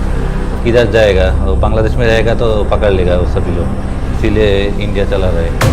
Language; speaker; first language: Hindi; non-native, learner; Bangla